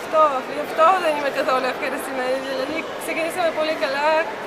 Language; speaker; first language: Greek; non-native, fluent; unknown